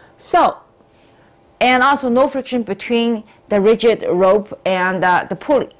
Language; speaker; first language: English; non-native, fluent; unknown